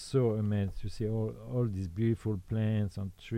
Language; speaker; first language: English; non-native, fluent; French